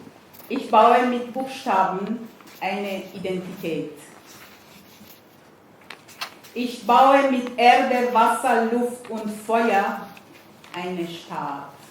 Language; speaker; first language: German; non-native, fluent; Persian